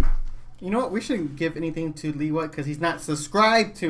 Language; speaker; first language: English; native; English